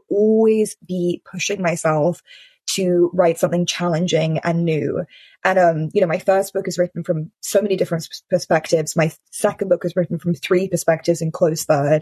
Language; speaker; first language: English; native; English